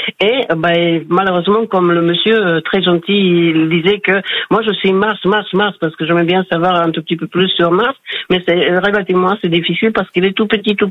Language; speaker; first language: French; non-native, fluent; Slovak